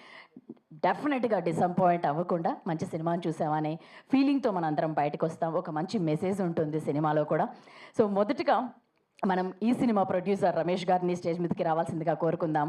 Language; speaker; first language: Telugu; native; Telugu